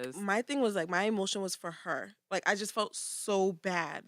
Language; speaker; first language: English; native; English